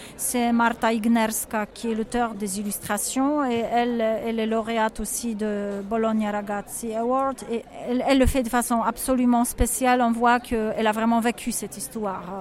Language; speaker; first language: French; non-native, fluent; Polish